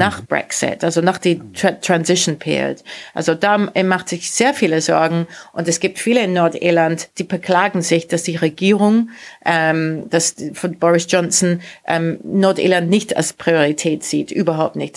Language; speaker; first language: German; non-native, fluent; English